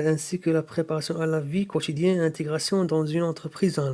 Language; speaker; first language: French; non-native, local second language; Arabic